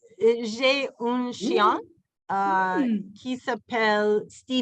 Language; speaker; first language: French; non-native, learner; English